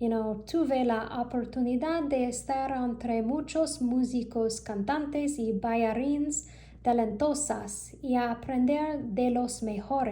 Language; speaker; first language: Spanish; non-native, learner; English